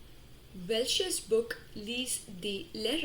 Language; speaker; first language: German; non-native, fluent; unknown